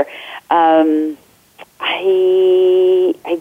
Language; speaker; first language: English; native; English